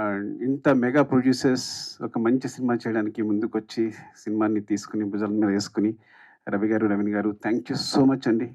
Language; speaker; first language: Telugu; native; Telugu